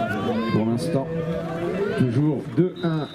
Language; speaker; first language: French; native; French